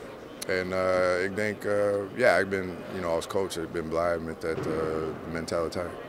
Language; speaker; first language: Dutch; non-native, fluent; English